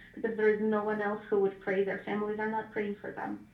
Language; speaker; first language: English; non-native, fluent; Ukrainian